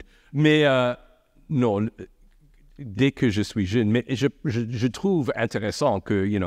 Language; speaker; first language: French; non-native, local second language; English